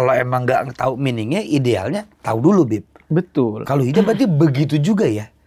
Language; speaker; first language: Indonesian; native; Indonesian